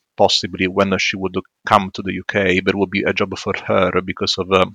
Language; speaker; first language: English; non-native, fluent; Italian